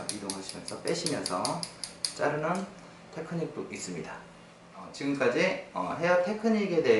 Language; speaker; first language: Korean; native; Korean